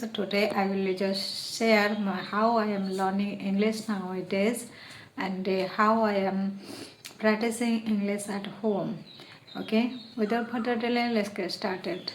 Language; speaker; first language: English; non-native, learner; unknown